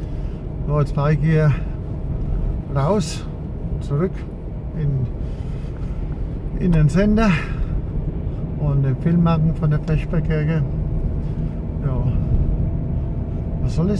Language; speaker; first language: German; native; German